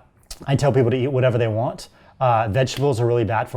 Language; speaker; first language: English; native; English